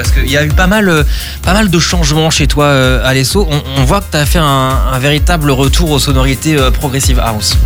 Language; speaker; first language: French; native; French